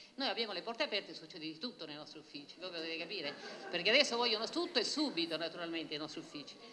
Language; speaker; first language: Italian; native; Italian